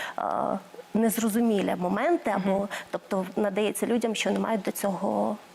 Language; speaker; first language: Ukrainian; native; Ukrainian